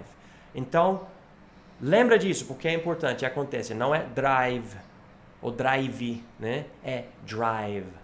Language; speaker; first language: Portuguese; non-native, fluent; English